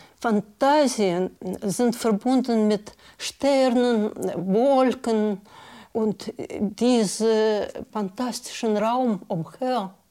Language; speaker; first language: German; non-native, learner; Russian